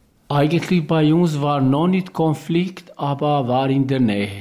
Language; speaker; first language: German; non-native, learner; Albanian